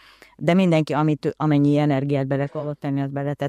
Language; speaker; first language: Hungarian; native; Hungarian